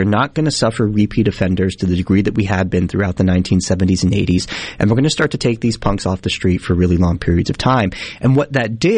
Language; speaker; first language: English; native; English